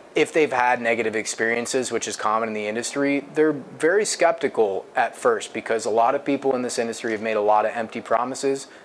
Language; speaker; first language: English; native; English